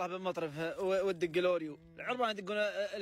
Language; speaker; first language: Arabic; native; Arabic